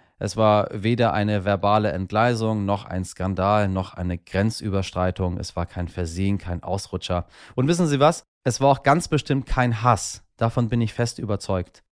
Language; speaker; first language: German; early bilingual, other home language; Persian